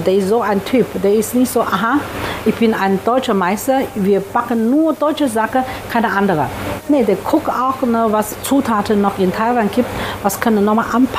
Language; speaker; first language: German; non-native, fluent; Chinese